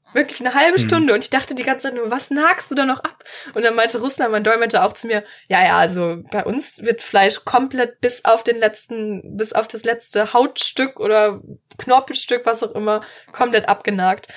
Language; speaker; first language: German; native; German